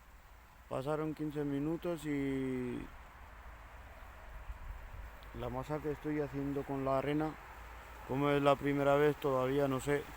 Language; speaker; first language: Spanish; non-native, fluent; Punjabi